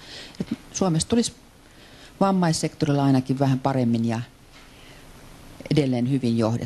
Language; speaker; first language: Finnish; native; Finnish